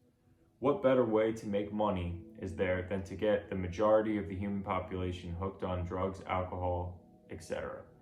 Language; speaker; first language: English; native; English